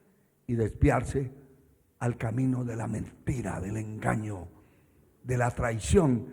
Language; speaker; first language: Spanish; native; Spanish